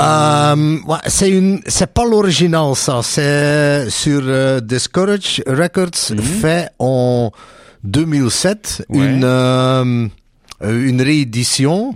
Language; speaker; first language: French; non-native, local second language; Dutch